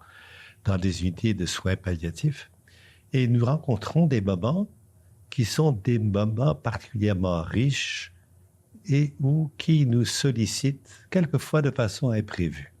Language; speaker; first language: French; native; French